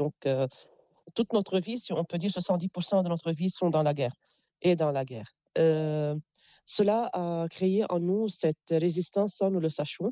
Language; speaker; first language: French; non-native, local second language; Arabic